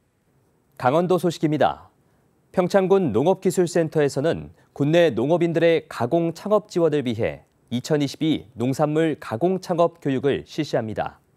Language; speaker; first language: Korean; native; Korean